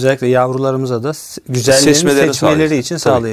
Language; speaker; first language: Turkish; native; Turkish